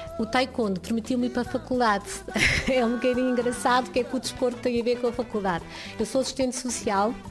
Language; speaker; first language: Portuguese; early bilingual, other home language; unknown